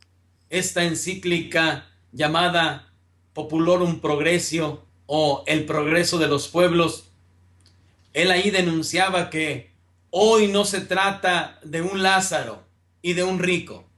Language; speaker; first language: Spanish; native; Spanish